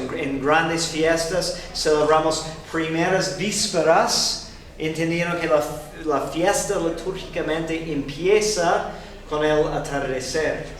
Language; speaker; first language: Spanish; non-native, fluent; English